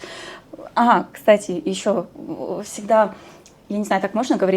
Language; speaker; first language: Russian; native; Russian